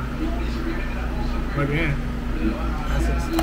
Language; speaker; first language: Spanish; non-native, learner; English